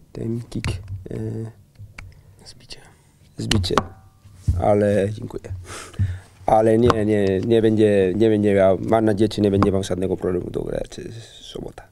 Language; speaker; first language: Polish; non-native, learner; Spanish